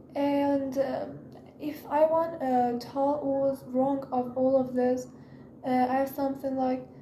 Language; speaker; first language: English; non-native, learner; Persian